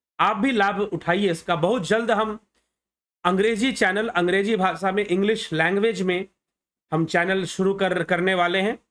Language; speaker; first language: Hindi; native; Hindi